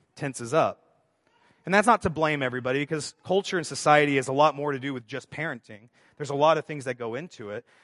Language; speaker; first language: English; native; English